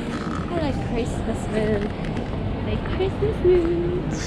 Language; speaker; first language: English; non-native, learner; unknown